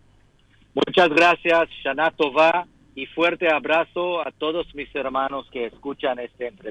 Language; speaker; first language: Spanish; non-native, fluent; Hebrew